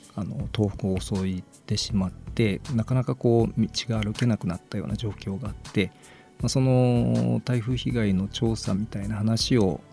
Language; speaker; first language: Japanese; native; Japanese